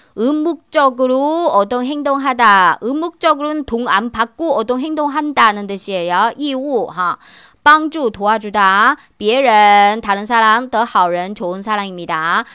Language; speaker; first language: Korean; non-native, fluent; Chinese